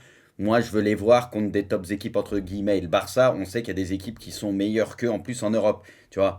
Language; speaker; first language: French; native; French